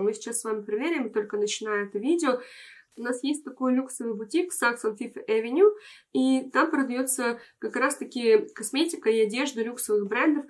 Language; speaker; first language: Russian; native; Russian